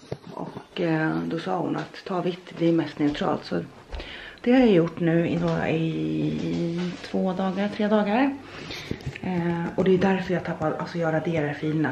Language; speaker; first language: Swedish; native; Swedish